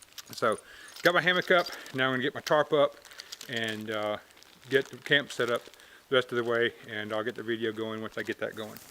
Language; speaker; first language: English; native; English